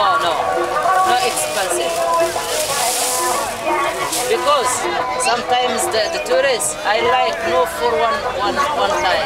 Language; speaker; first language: English; non-native, learner; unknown